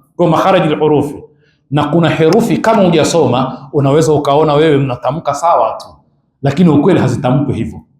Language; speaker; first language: Swahili; native; Swahili